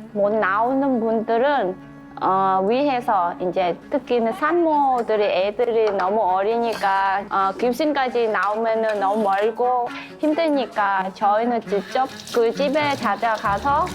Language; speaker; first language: Korean; non-native, fluent; Vietnamese